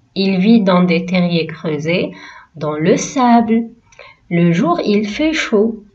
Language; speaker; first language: French; non-native, local second language; Arabic